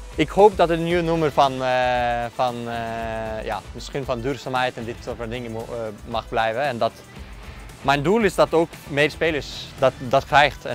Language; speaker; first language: Dutch; non-native, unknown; Norwegian